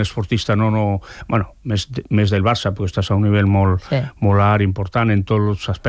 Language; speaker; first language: Catalan; native; Catalan